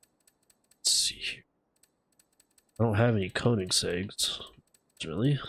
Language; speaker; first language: English; native; English